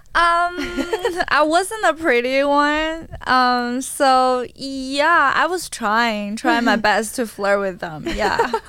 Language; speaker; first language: English; non-native, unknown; Chinese